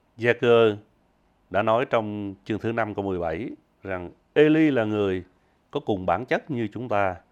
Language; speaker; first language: Vietnamese; early bilingual, heritage; Vietnamese